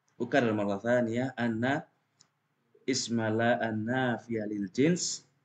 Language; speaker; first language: Arabic; non-native, fluent; Indonesian